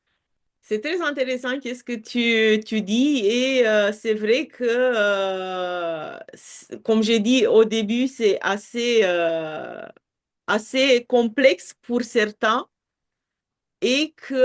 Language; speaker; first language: French; non-native, fluent; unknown